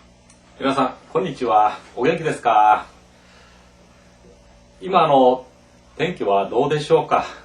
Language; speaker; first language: Japanese; non-native, fluent; Korean